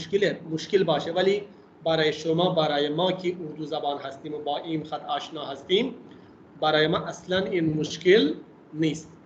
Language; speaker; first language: Persian; non-native, fluent; Urdu